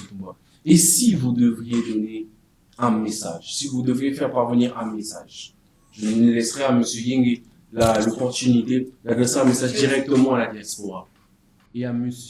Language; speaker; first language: French; non-native, local second language; Lingala